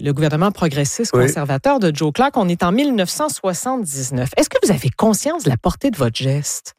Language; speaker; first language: French; native; French